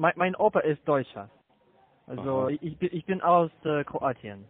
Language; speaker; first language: German; non-native, learner; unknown